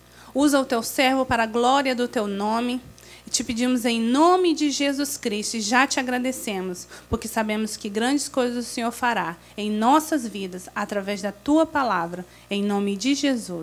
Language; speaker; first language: Portuguese; native; Portuguese